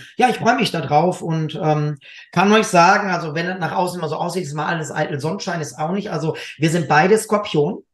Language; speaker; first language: German; native; German